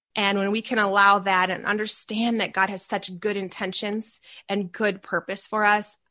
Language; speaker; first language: English; native; English